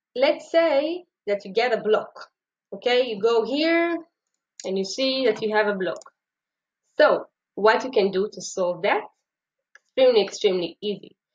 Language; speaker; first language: English; non-native, fluent; Hebrew